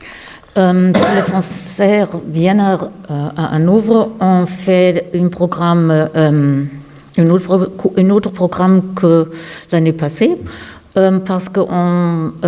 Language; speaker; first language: French; non-native, learner; German